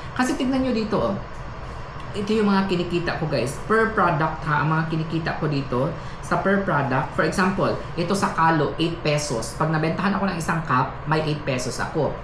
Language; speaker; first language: Filipino; non-native, local second language; Cebuano